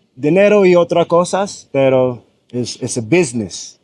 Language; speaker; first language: Spanish; non-native, learner; English